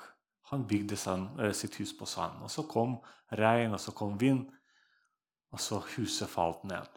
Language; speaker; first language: Norwegian; non-native, fluent; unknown